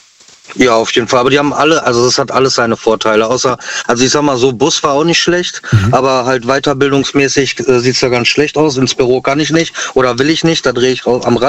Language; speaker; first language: German; native; German